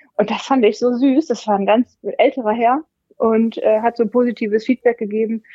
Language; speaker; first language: German; native; German